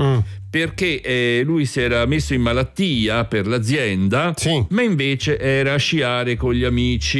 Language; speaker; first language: Italian; native; Italian